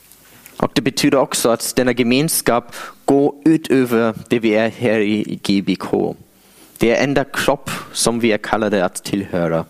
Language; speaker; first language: Swedish; non-native, fluent; English